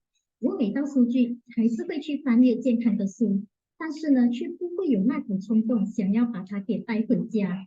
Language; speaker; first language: Chinese; native; Chinese